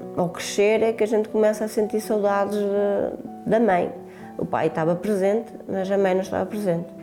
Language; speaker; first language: Portuguese; early bilingual, other home language; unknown